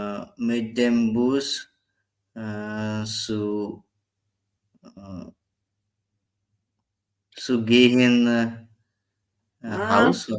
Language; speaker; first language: German; non-native, learner; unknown